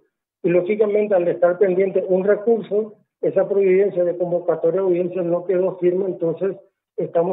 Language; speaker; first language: Spanish; native; Spanish